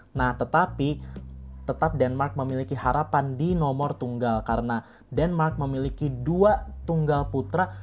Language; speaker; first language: Indonesian; native; Indonesian